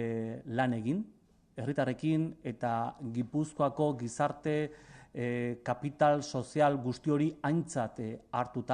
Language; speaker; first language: Basque; native; Basque